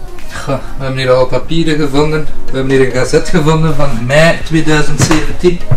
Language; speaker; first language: Dutch; native; Dutch